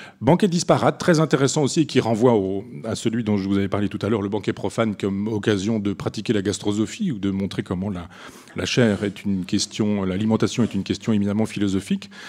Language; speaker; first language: French; native; French